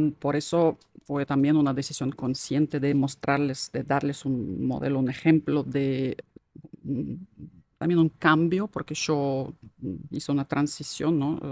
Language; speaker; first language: Spanish; non-native, fluent; Russian